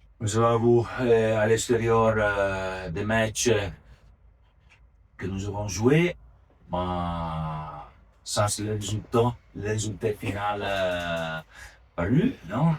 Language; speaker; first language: French; non-native, learner; Italian